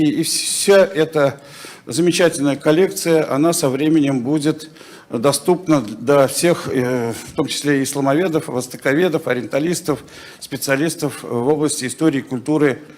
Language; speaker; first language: Russian; native; Russian